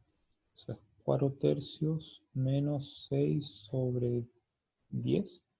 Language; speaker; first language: Spanish; native; Spanish